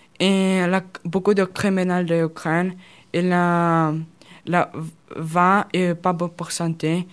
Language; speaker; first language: French; non-native, learner; Russian